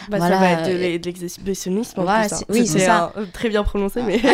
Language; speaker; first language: French; native; French